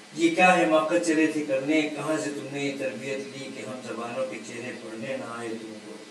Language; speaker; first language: Urdu; native; Urdu